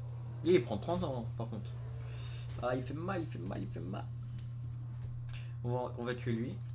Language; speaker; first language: French; native; French